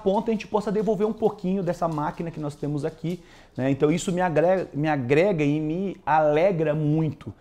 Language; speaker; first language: Portuguese; native; Portuguese